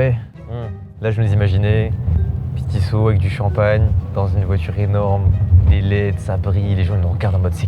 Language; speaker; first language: French; native; French